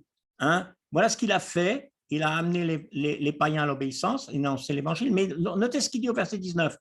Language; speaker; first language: French; native; French